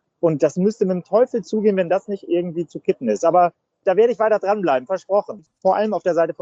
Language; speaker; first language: German; native; German